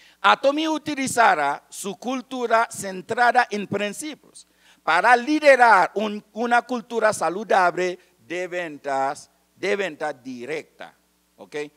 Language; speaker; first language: Spanish; non-native, fluent; Haitian Creole